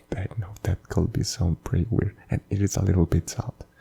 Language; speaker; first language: English; non-native, fluent; Spanish